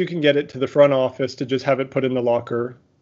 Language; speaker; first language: English; native; English